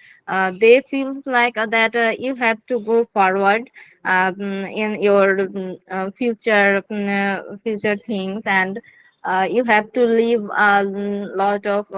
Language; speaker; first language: English; non-native, learner; Bangla